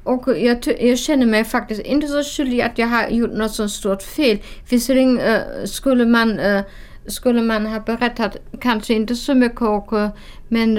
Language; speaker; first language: Swedish; non-native, fluent; German